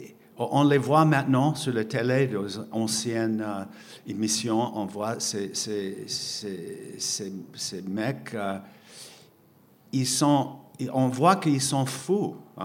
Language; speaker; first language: French; non-native, fluent; English